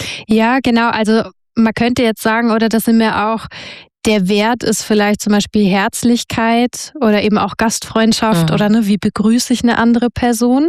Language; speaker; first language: German; native; German